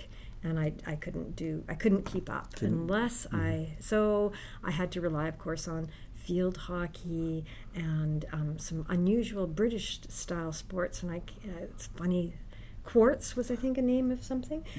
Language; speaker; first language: English; native; English